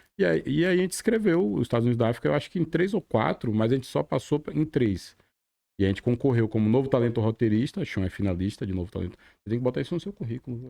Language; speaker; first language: Portuguese; native; Portuguese